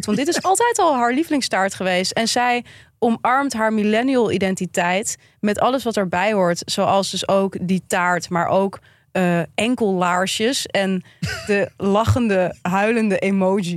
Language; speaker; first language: Dutch; native; Dutch